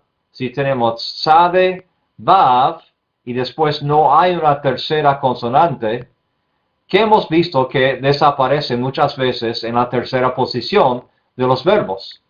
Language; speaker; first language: Spanish; non-native, fluent; English